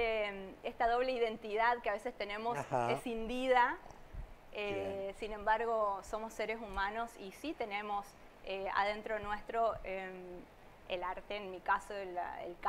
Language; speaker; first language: Spanish; native; Spanish